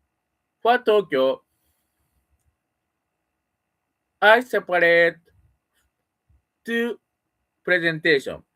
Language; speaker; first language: English; non-native, learner; Japanese